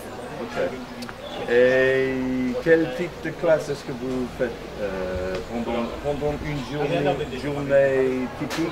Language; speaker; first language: French; non-native, fluent; English